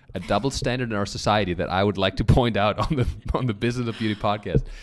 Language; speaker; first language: English; non-native, fluent; German